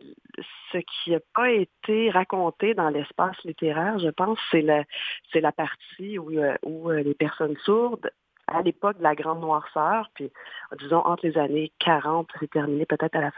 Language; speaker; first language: French; native; French